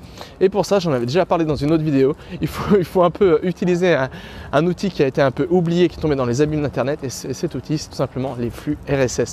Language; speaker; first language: French; native; French